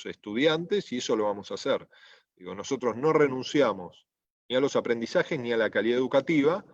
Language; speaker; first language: Spanish; native; Spanish